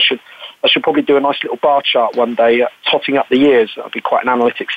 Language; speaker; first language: English; native; English